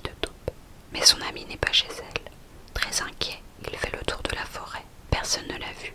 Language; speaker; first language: French; native; French